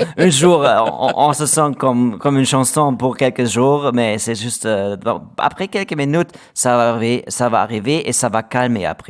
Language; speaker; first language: French; non-native, learner; German